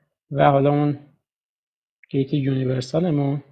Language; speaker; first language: Persian; native; Persian